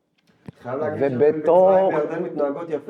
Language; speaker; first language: Hebrew; native; Hebrew